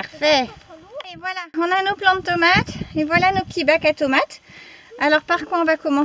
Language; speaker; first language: French; native; French